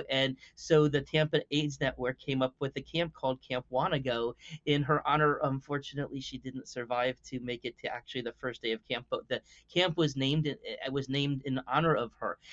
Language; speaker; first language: English; native; English